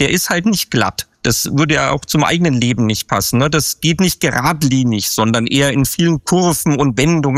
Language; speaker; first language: German; native; German